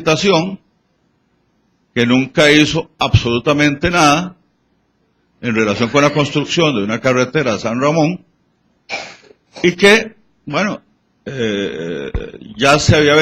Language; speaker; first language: Spanish; native; Spanish